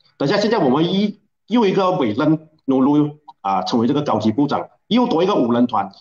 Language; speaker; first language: Chinese; native; Chinese